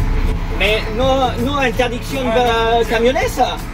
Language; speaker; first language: French; native; French